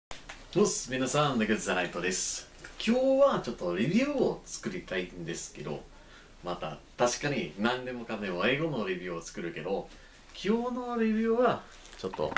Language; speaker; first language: Japanese; non-native, learner; English